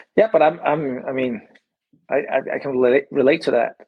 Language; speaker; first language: English; non-native, fluent; Danish